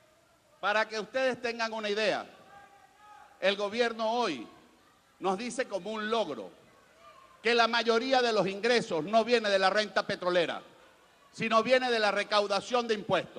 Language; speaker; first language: Spanish; native; Spanish